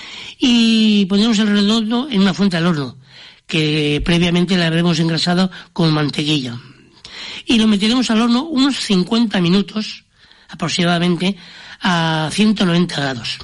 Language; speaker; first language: Spanish; native; Spanish